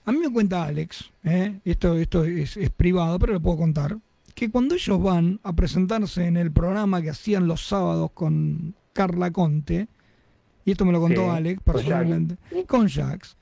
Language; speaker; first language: Spanish; native; Spanish